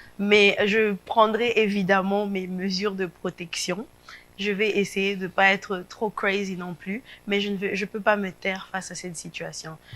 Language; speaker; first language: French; non-native, local second language; Lingala